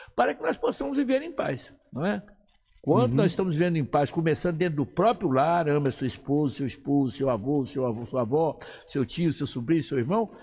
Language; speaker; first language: Portuguese; native; Portuguese